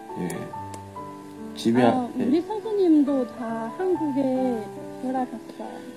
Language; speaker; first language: Korean; non-native, learner; Chinese